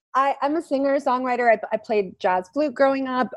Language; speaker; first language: English; early bilingual, other home language; Turkish